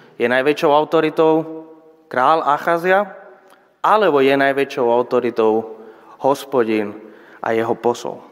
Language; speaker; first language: Slovak; non-native, fluent; Spanish